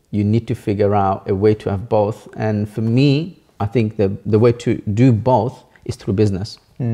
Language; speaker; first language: English; early bilingual, other home language; Bangla